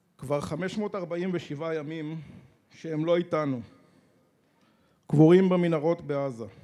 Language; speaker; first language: Hebrew; native; Hebrew